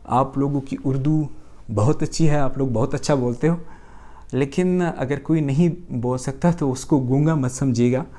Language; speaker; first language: Urdu; non-native, local second language; Pashto